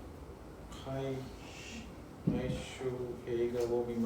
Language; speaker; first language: Japanese; non-native, learner; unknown